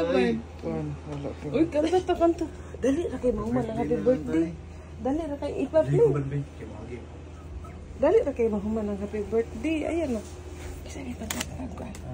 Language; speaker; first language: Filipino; non-native, local second language; Cebuano